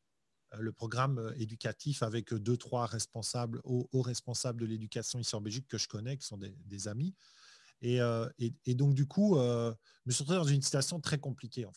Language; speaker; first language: French; native; French